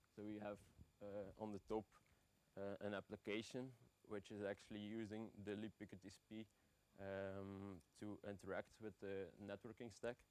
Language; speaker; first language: English; non-native, fluent; Dutch